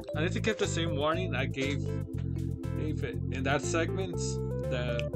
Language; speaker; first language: English; early bilingual, other home language; Spanish